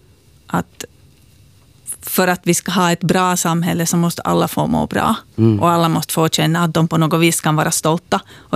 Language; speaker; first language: Swedish; native; Swedish